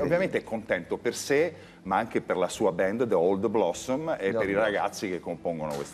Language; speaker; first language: Italian; native; Italian